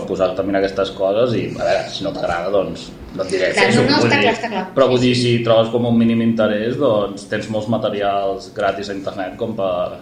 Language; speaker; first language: Catalan; native; Catalan